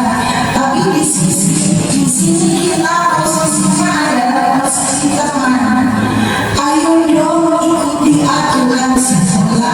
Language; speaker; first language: Indonesian; native; Indonesian